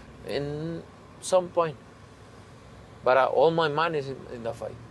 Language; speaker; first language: English; non-native, learner; Spanish